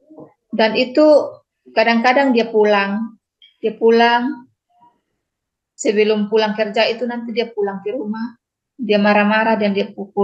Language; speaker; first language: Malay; non-native, local second language; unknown